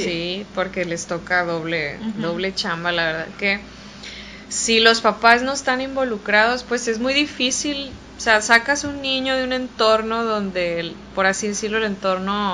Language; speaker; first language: Spanish; native; Spanish